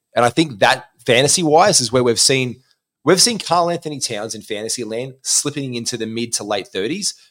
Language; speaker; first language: English; native; English